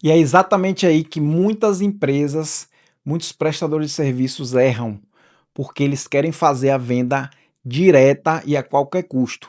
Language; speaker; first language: Portuguese; native; Portuguese